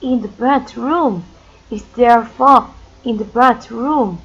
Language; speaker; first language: English; non-native, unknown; Thai